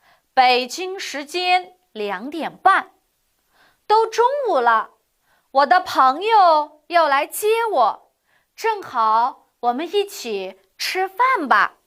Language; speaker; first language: Chinese; non-native, fluent; Uyghur